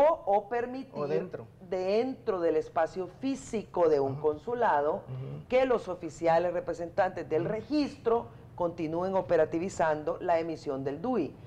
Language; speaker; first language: Spanish; native; Spanish